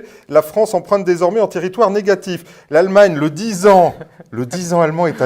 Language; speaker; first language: French; native; French